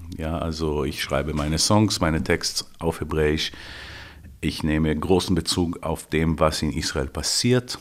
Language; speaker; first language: German; non-native, fluent; Hebrew